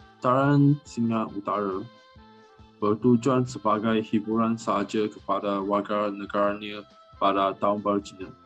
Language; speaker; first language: Malay; non-native, local second language; Chinese